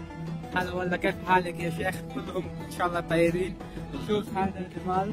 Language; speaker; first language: Arabic; non-native, learner; Bangla